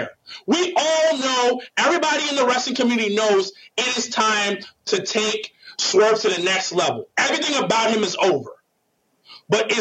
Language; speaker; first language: English; native; English